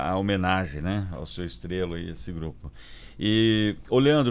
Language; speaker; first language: Portuguese; native; Portuguese